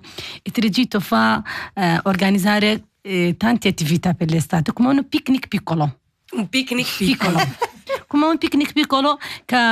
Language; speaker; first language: Italian; non-native, learner; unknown